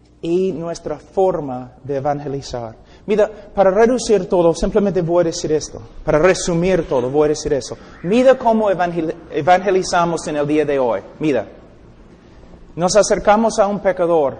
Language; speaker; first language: Spanish; non-native, fluent; English